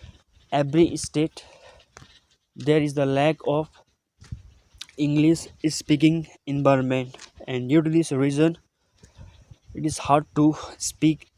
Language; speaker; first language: English; non-native, local second language; Nepali